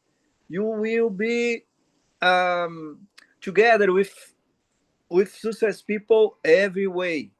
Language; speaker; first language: English; non-native, learner; Portuguese